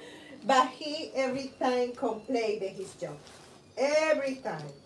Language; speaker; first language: English; non-native, learner; Spanish